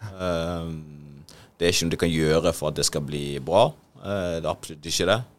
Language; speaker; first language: Norwegian; early bilingual, other home language; Swahili